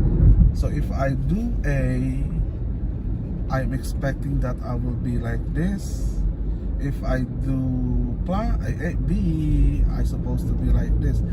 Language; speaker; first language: English; non-native, local second language; Filipino